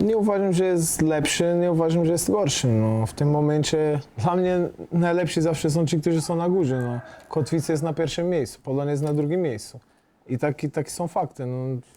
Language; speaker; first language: Polish; non-native, fluent; Portuguese